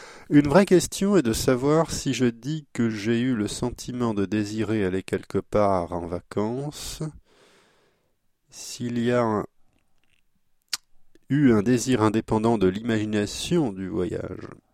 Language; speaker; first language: French; native; French